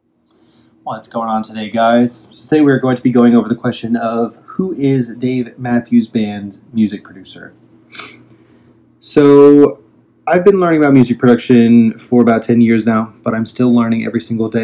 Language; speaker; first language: English; native; English